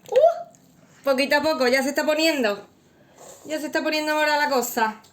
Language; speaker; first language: Spanish; native; Spanish